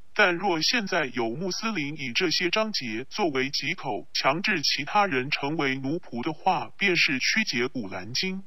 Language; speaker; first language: Chinese; non-native, local second language; Cantonese